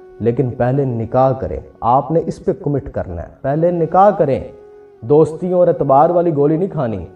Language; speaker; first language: Urdu; non-native, local second language; Punjabi